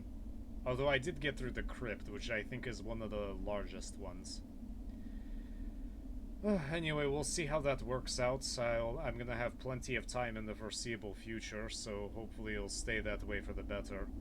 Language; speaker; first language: English; native; English